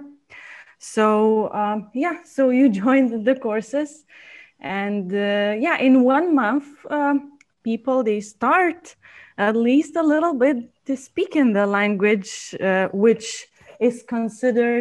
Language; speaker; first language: English; non-native, fluent; Lithuanian